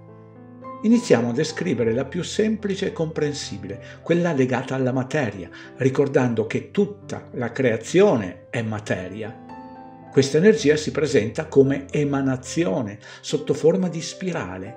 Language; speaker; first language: Italian; native; Italian